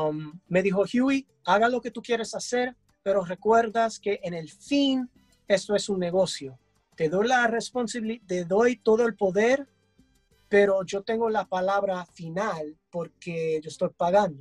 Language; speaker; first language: Spanish; early bilingual, heritage; English